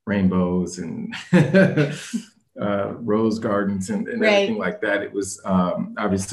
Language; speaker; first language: English; native; English